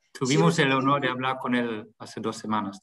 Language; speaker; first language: Spanish; non-native, fluent; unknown